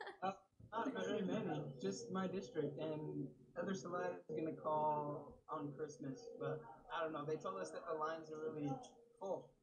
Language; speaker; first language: English; native; English